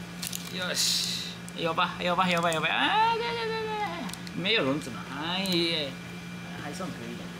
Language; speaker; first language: Chinese; non-native, learner; Japanese